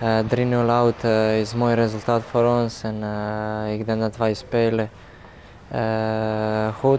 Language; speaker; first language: Dutch; non-native, learner; Serbian